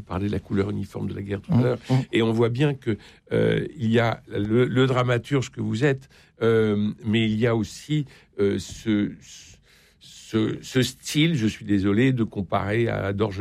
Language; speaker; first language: French; native; French